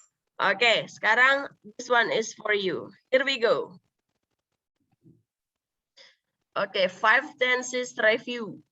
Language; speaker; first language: English; non-native, local second language; Indonesian